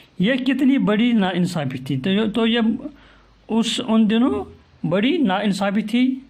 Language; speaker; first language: Urdu; native; Urdu